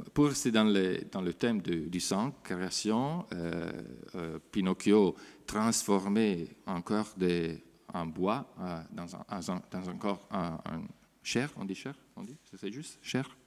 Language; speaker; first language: French; non-native, fluent; Italian